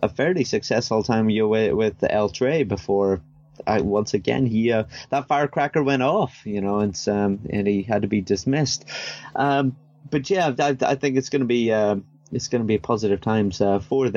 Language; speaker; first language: English; native; English